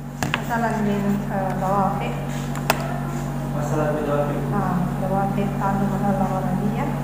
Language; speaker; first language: Arabic; non-native, fluent; Indonesian